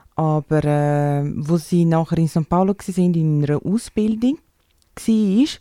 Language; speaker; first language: German; non-native, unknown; Portuguese